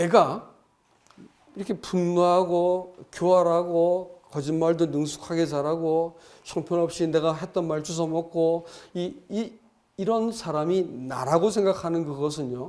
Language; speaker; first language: Korean; native; Korean